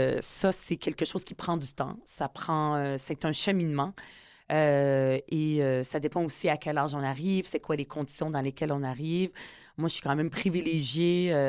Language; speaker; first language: French; early bilingual, other home language; Arabic